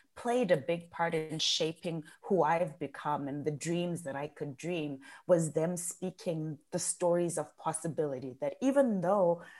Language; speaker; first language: English; non-native, local second language; Shona